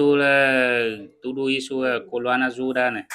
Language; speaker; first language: Portuguese; non-native, learner; Vietnamese